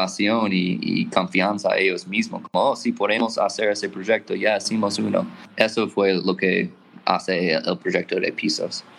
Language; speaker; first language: Spanish; non-native, fluent; English